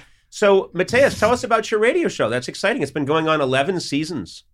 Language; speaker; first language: English; native; English